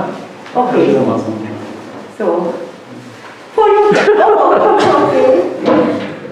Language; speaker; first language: English; non-native, fluent; Hungarian